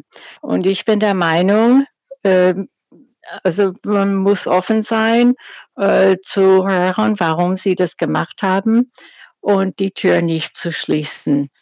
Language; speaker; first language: German; non-native, fluent; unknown